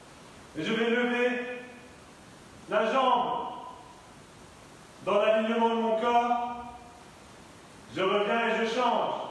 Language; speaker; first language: French; native; French